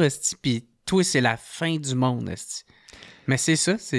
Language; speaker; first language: French; native; French